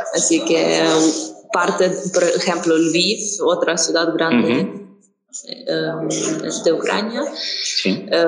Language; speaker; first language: Spanish; non-native, fluent; Ukrainian